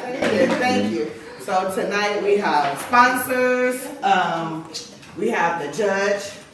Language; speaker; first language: English; native; English